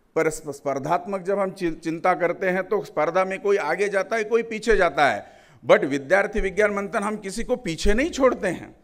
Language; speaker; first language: Hindi; non-native, local second language; Marathi